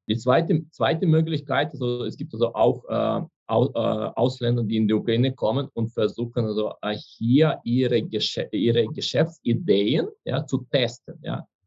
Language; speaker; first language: German; non-native, fluent; Ukrainian